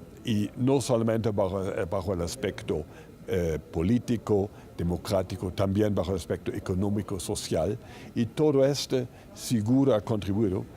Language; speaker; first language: Spanish; non-native, fluent; German